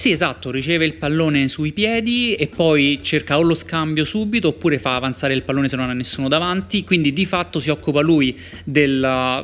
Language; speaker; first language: Italian; native; Italian